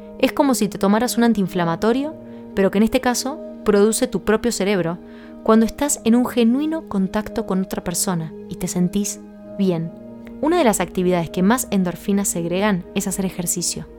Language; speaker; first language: Spanish; native; Spanish